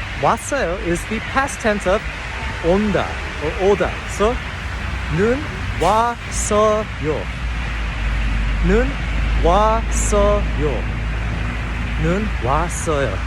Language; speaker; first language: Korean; non-native, fluent; English